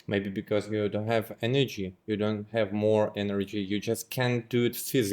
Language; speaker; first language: English; non-native, fluent; Russian